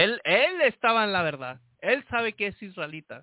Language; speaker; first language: Spanish; early bilingual, heritage; Spanish